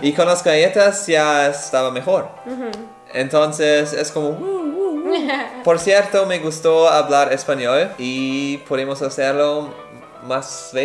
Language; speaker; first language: Spanish; non-native, learner; German